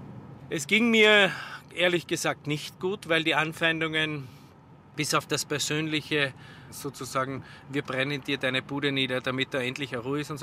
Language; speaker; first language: German; native; German